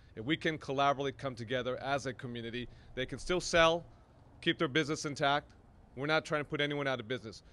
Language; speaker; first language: English; early bilingual, other home language; Spanish